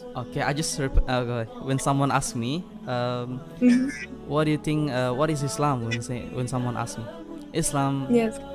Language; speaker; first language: English; non-native, learner; Indonesian